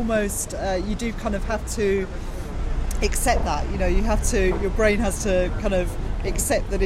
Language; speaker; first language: English; native; English